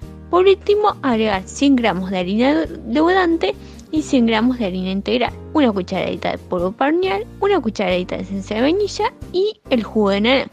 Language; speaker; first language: Spanish; native; Spanish